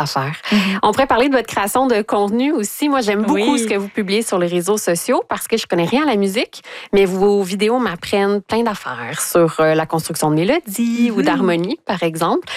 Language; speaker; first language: French; native; French